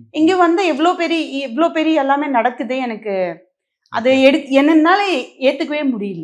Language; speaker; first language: Tamil; non-native, local second language; Marwari